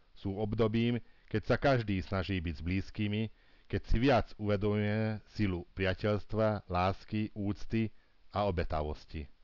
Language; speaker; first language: Hungarian; native; Hungarian